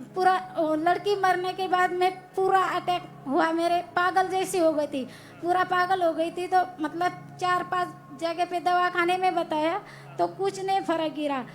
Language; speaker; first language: Hindi; non-native, local second language; Marathi